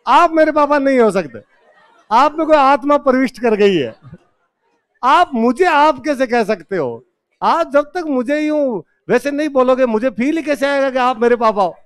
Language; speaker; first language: Hindi; native; Hindi